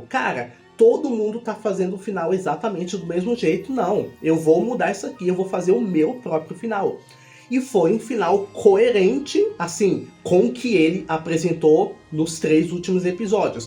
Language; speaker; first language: Portuguese; native; Portuguese